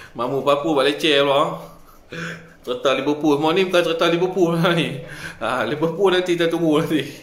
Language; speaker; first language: Malay; native; Malay